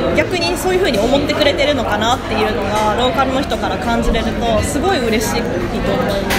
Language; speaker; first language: Japanese; native; Japanese